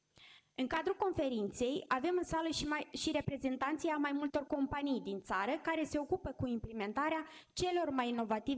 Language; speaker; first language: Romanian; native; Romanian